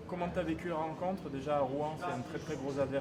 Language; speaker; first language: French; native; French